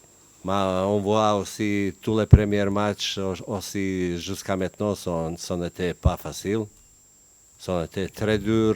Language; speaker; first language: French; non-native, learner; Bosnian